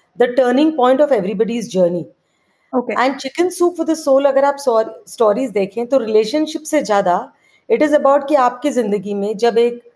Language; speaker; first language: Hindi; non-native, local second language; Marwari